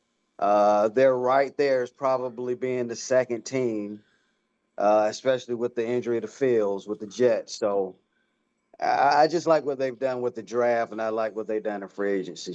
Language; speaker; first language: English; native; English